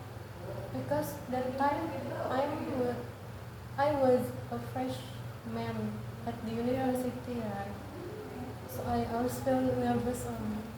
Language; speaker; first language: English; non-native, learner; Indonesian